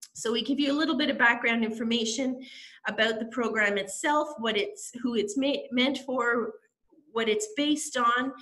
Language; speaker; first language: English; native; English